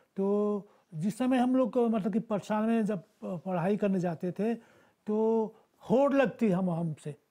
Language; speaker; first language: Hindi; early bilingual, heritage; Bhojpuri